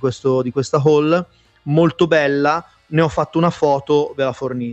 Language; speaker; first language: Italian; native; Italian